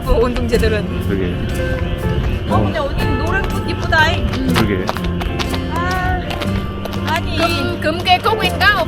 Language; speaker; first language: Korean; non-native, fluent; Vietnamese